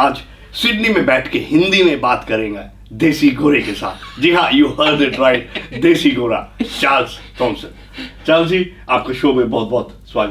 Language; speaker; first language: Hindi; native; Hindi